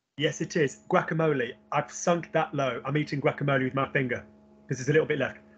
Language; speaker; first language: English; native; English